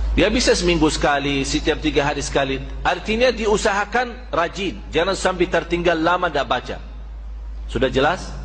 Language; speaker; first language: Malay; non-native, fluent; Arabic